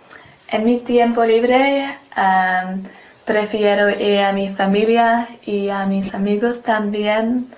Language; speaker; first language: Spanish; non-native, learner; English